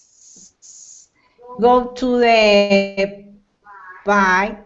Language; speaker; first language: English; non-native, learner; Spanish